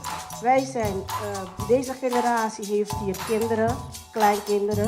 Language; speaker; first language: Dutch; non-native, local second language; Papiamento